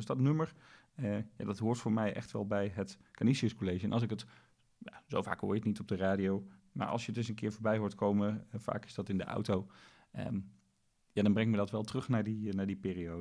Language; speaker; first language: Dutch; native; Dutch